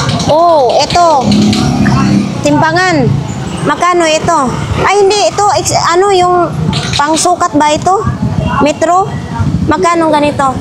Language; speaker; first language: Filipino; native; Filipino